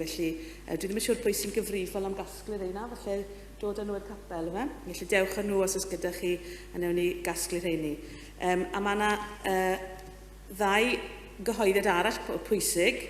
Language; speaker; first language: Welsh; native; Welsh